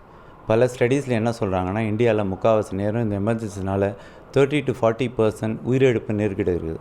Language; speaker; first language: Tamil; native; Tamil